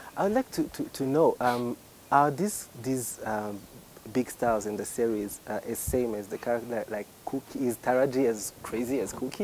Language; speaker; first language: English; non-native, local second language; Kinyarwanda